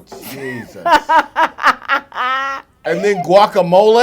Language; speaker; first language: English; native; English